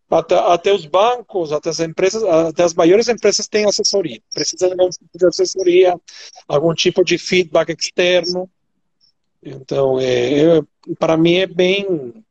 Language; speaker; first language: Portuguese; non-native, fluent; Spanish